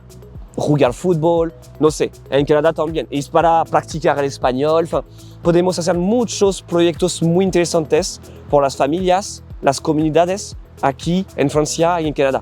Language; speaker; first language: Spanish; non-native, learner; French